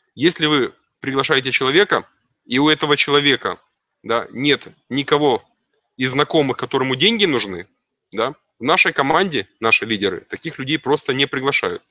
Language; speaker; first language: Russian; native; Russian